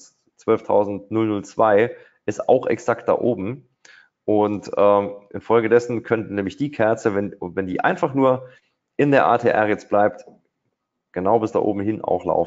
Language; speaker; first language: German; native; German